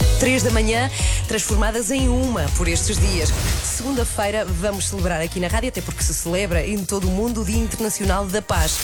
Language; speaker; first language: Portuguese; native; Portuguese